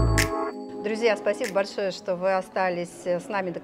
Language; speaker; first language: Russian; native; Russian